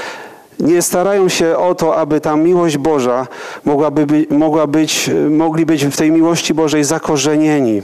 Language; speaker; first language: Polish; native; Polish